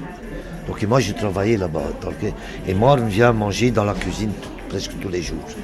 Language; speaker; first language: French; non-native, local second language; Dutch